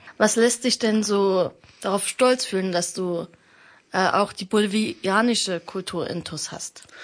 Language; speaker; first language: German; native; German